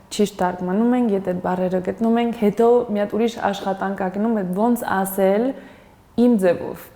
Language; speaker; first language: Armenian; non-native, fluent; Spanish